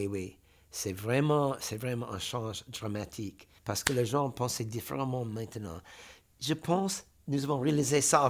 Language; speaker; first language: French; non-native, fluent; English